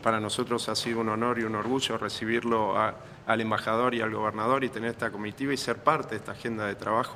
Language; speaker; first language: Spanish; native; Spanish